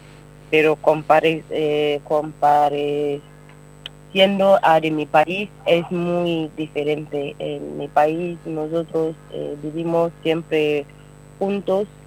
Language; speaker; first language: Spanish; non-native, learner; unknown